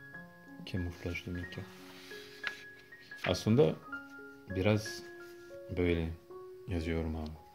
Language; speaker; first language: Turkish; non-native, learner; French